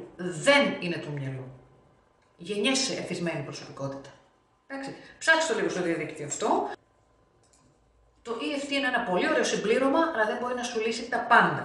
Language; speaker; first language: Greek; native; Greek